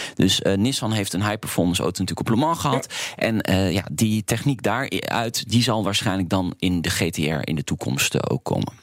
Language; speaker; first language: Dutch; native; Dutch